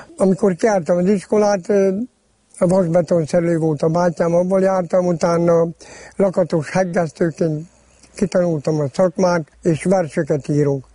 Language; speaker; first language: Hungarian; native; Hungarian